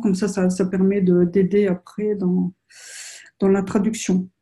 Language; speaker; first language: French; native; French